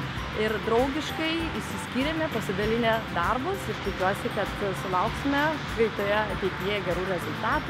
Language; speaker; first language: Lithuanian; native; Lithuanian